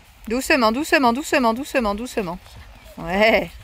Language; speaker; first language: French; native; French